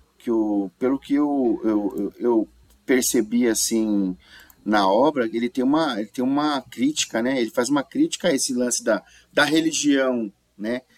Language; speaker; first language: Portuguese; native; Portuguese